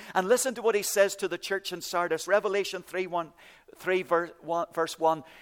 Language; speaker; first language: English; native; English